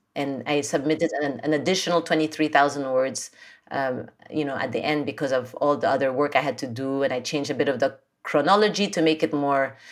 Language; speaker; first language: English; non-native, local second language; French